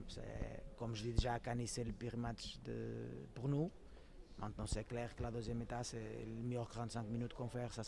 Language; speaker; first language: French; non-native, learner; Portuguese